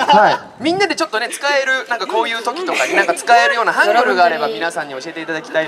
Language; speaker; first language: Japanese; native; Japanese